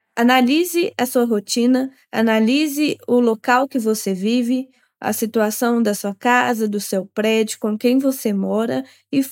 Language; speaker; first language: Portuguese; native; Portuguese